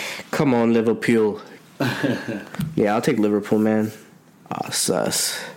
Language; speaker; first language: English; early bilingual, other home language; Spanish